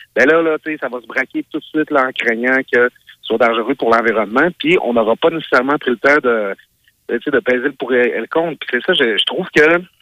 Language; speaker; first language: French; native; French